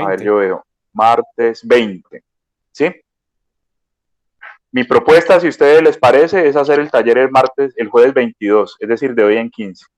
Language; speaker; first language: Spanish; native; Spanish